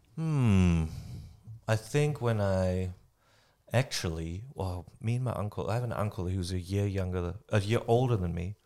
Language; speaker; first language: English; non-native, fluent; German